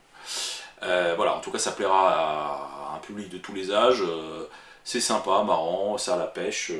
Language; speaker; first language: French; native; French